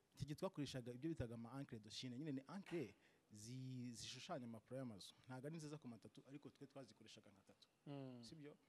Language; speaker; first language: Kinyarwanda; native; Kinyarwanda